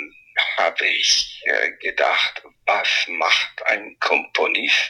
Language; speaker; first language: German; non-native, local second language; Italian